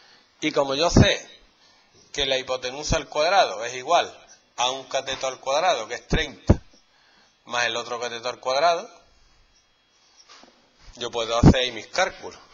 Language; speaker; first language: Spanish; native; Spanish